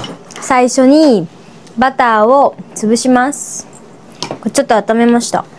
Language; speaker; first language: Japanese; early bilingual, other home language; Filipino